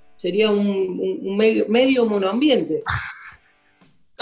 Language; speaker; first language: Spanish; native; Spanish